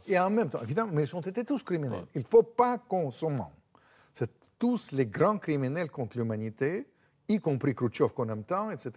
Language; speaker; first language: French; non-native, fluent; Russian